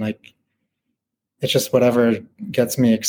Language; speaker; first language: English; native; English